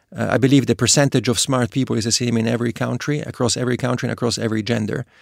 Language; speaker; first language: English; non-native, fluent; Italian